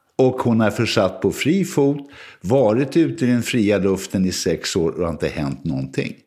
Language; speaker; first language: Swedish; native; Swedish